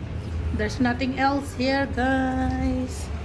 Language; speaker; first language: English; non-native, local second language; Filipino